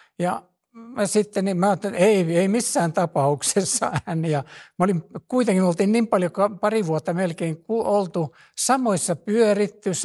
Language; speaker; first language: Finnish; native; Finnish